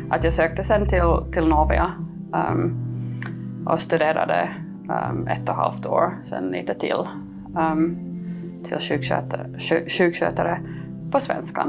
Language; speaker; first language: Swedish; non-native, fluent; English